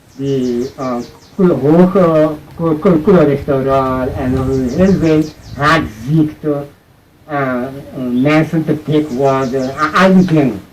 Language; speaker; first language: Dutch; non-native, local second language; Papiamento